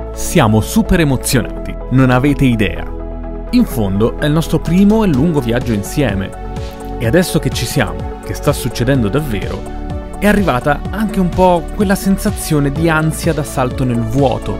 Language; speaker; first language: Italian; native; Italian